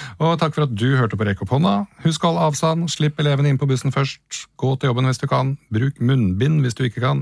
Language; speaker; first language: Norwegian; native; Norwegian